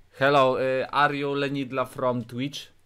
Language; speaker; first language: English; non-native, learner; Polish